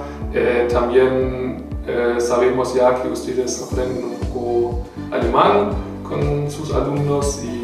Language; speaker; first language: Spanish; non-native, fluent; German